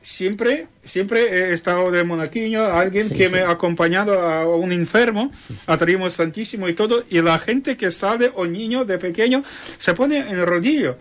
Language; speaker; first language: Spanish; non-native, learner; Ukrainian